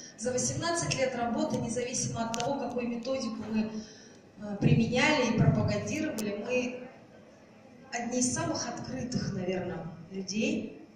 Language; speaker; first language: Russian; non-native, local second language; Tatar